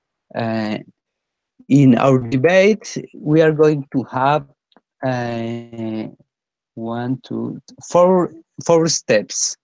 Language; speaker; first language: English; non-native, fluent; Spanish